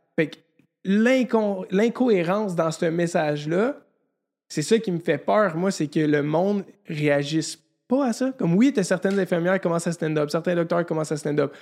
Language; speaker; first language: French; native; French